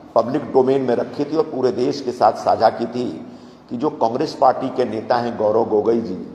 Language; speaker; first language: Hindi; non-native, local second language; Marathi